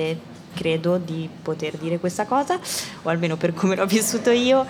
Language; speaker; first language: Italian; native; Italian